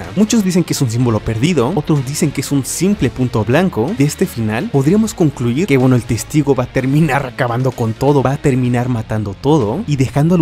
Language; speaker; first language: Spanish; native; Spanish